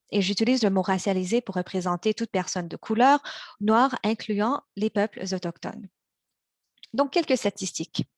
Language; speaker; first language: French; early bilingual, other home language; Chinese